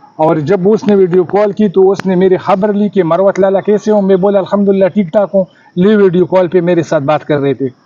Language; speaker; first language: Urdu; non-native, local second language; Pashto